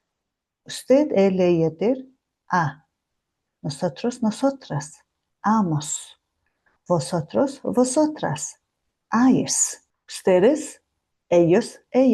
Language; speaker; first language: Spanish; non-native, fluent; Mongolian